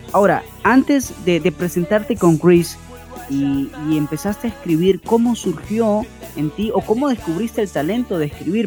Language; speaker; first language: Spanish; native; Spanish